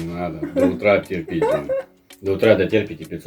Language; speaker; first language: Russian; native; Russian